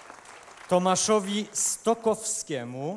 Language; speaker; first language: Polish; native; Polish